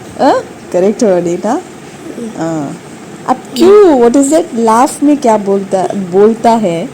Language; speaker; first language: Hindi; non-native, local second language; Tulu